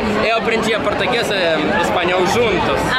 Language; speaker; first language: Portuguese; non-native, learner; Russian